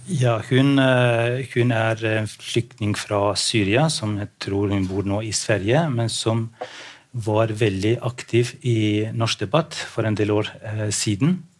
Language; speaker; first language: Norwegian; non-native, fluent; Albanian